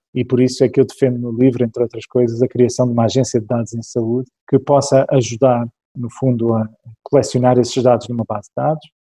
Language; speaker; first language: Portuguese; early bilingual, other home language; English